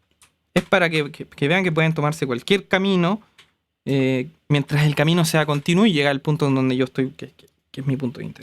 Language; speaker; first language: Spanish; native; Spanish